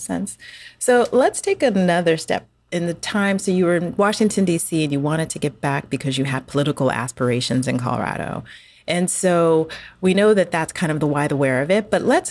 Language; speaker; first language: English; native; English